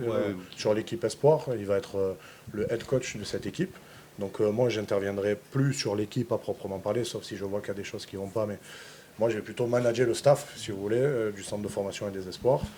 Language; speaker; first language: French; native; French